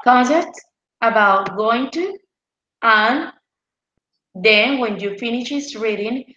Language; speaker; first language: English; non-native, fluent; Spanish